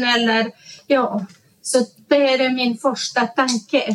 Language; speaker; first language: Swedish; non-native, learner; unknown